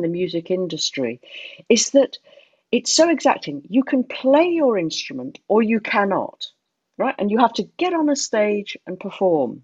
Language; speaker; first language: English; native; English